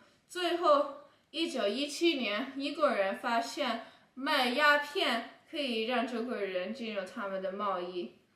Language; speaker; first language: Chinese; non-native, learner; English